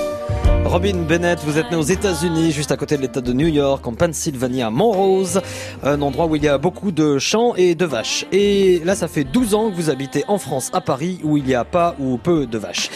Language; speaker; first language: French; native; French